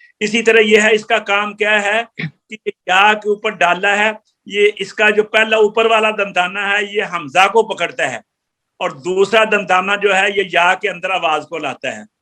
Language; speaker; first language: Urdu; non-native, local second language; Punjabi